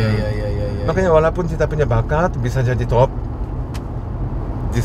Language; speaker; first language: Indonesian; non-native, fluent; Japanese